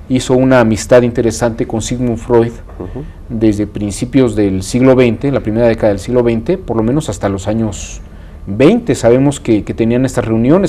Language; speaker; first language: Spanish; native; Spanish